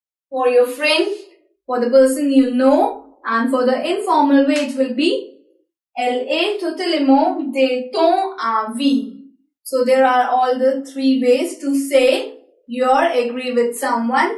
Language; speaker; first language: English; non-native, local second language; Hindi